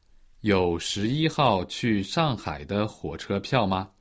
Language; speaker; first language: Chinese; non-native, learner; Portuguese